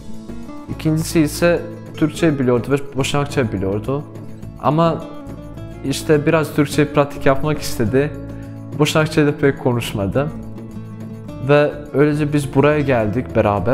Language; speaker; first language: Turkish; non-native, fluent; Bosnian